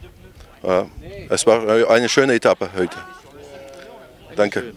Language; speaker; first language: German; non-native, fluent; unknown